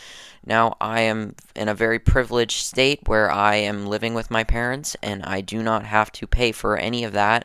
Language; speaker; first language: English; native; English